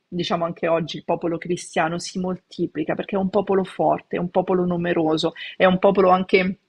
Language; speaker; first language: Italian; native; Italian